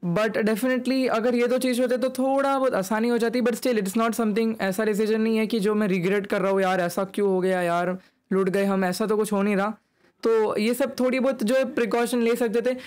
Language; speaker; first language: Hindi; native; Hindi